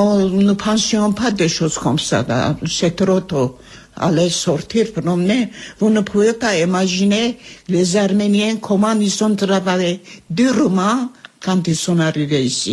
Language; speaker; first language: French; non-native, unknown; Armenian